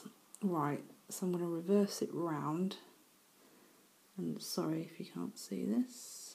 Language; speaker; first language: English; native; English